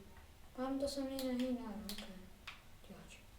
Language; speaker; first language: Welsh; native; Welsh